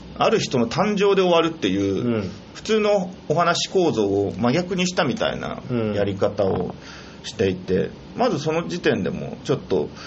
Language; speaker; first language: Japanese; native; Japanese